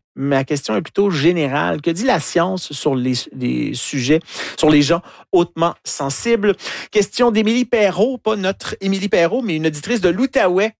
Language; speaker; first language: French; native; French